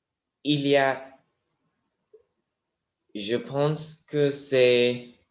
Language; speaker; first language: French; non-native, learner; Spanish